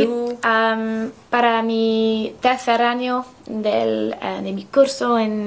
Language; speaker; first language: Spanish; non-native, learner; English